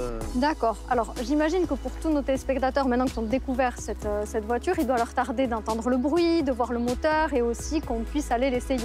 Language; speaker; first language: French; native; French